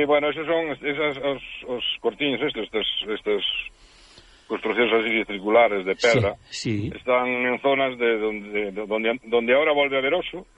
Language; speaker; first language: Galician; native; Galician